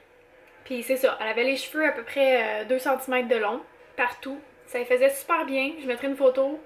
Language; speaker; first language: French; native; French